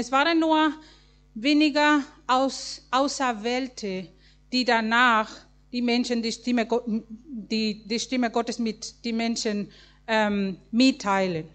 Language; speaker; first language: German; non-native, fluent; Spanish